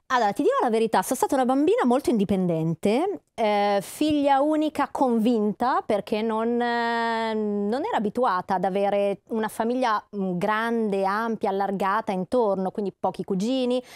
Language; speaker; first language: Italian; native; Italian